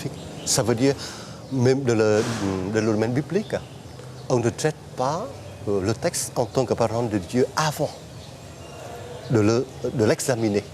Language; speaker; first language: French; non-native, fluent; Vietnamese